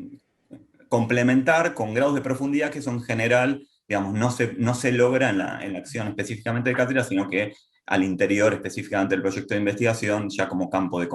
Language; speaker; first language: Spanish; native; Spanish